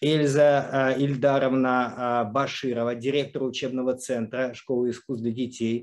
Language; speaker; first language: Russian; native; Russian